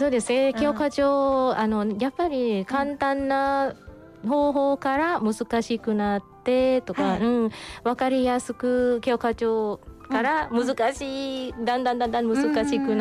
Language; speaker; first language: Japanese; non-native, fluent; Thai